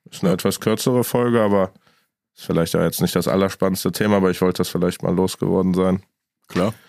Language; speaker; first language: German; native; German